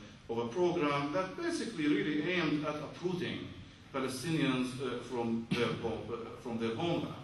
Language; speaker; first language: English; non-native, fluent; Arabic